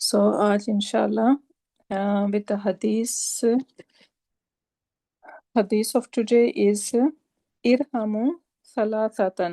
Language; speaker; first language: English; non-native, local second language; Urdu